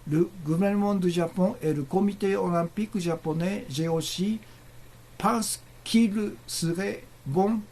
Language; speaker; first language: French; non-native, learner; Japanese